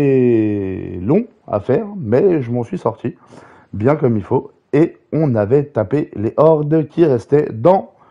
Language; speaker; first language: French; native; French